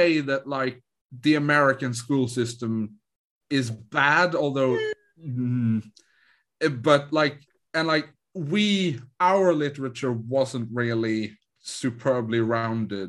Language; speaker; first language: English; non-native, fluent; Swedish